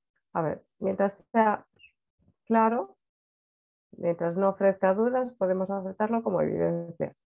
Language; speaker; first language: Spanish; native; Spanish